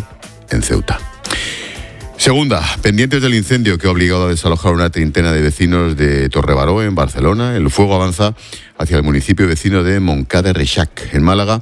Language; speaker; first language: Spanish; native; Spanish